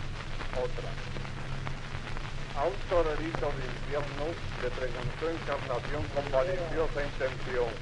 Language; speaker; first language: Spanish; native; Spanish